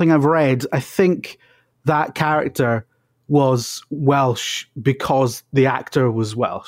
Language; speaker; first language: English; native; English